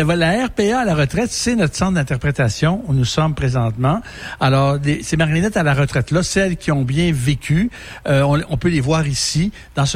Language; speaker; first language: French; native; French